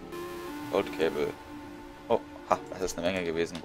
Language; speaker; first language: German; native; German